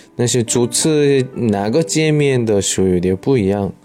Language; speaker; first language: Chinese; non-native, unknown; Korean